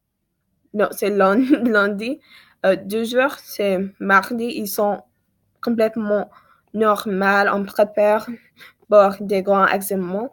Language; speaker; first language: French; non-native, learner; English